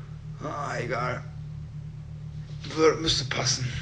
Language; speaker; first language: German; native; German